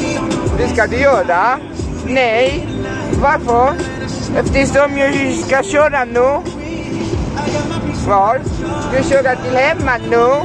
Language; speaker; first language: Swedish; non-native, learner; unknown